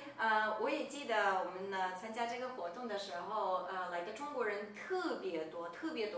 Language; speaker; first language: Chinese; non-native, fluent; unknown